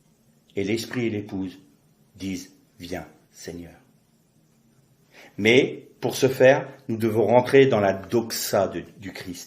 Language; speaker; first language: French; native; French